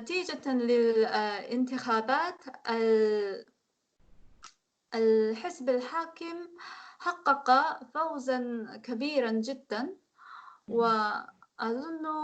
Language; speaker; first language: Arabic; non-native, learner; Korean